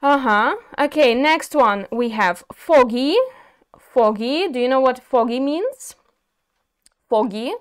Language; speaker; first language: English; non-native, fluent; Ukrainian